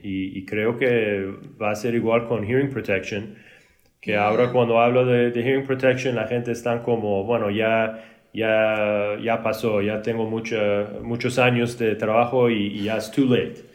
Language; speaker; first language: Spanish; early bilingual, heritage; Spanish